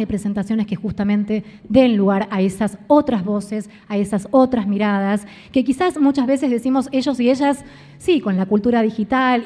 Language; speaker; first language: Spanish; native; Spanish